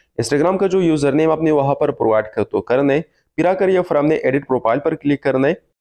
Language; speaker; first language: Urdu; non-native, local second language; Pashto